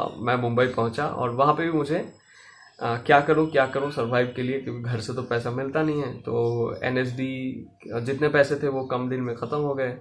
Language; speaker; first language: Hindi; non-native, local second language; Bangla